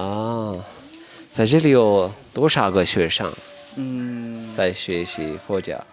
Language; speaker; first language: Chinese; non-native, learner; Turkish